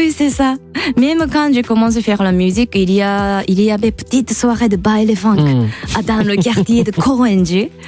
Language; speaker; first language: French; non-native, fluent; Japanese